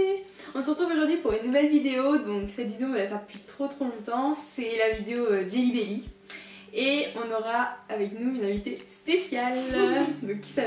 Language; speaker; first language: French; native; French